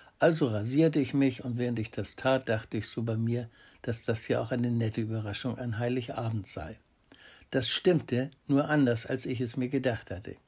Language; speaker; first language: German; native; German